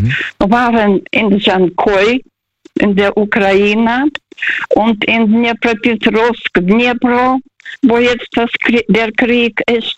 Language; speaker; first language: German; early bilingual, heritage; Russian